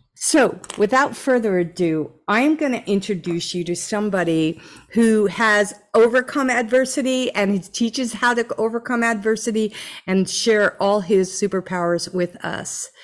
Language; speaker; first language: English; native; English